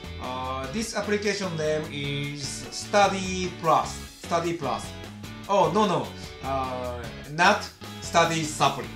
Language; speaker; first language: English; non-native, learner; Japanese